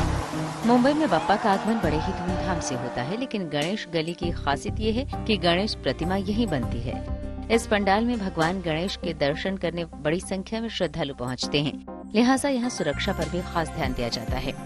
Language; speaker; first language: Hindi; native; Hindi